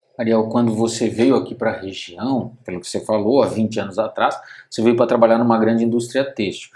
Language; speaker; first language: Portuguese; native; Portuguese